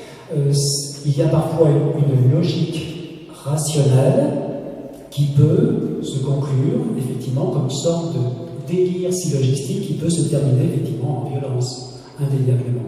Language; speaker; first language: French; native; French